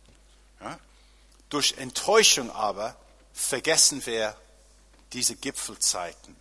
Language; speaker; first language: German; non-native, fluent; English